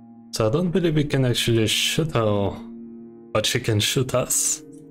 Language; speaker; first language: English; non-native, learner; Russian